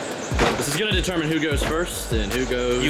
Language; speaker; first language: English; native; English